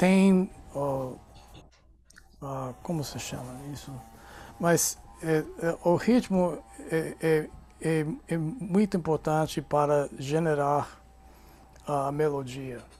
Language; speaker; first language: Portuguese; non-native, fluent; English